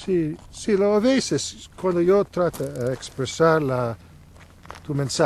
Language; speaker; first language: Spanish; non-native, learner; English